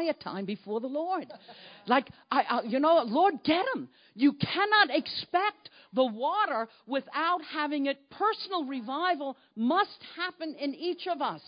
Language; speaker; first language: English; native; English